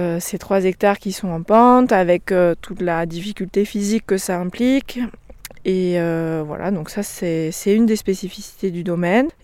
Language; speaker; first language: French; native; French